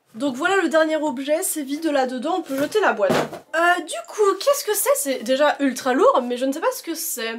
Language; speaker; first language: French; native; French